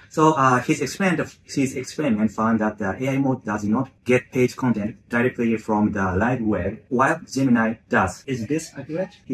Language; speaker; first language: English; non-native, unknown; Japanese